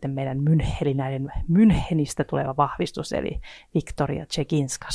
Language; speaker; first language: Finnish; native; Finnish